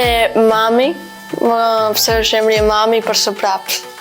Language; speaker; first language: Albanian; early bilingual, heritage; Albanian